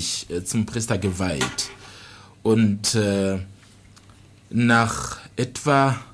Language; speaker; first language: German; non-native, fluent; Rundi